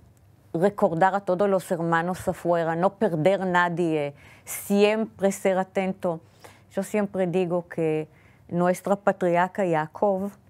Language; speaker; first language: Spanish; non-native, fluent; Hebrew